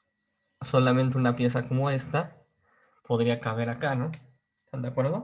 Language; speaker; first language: Spanish; native; Spanish